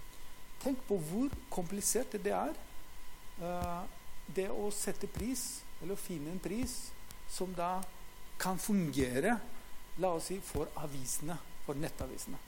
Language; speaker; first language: Norwegian; non-native, fluent; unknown